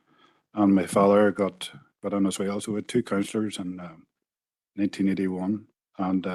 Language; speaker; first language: English; native; English